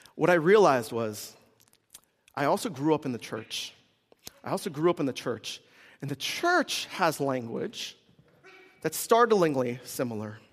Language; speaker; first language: English; early bilingual, other home language; Korean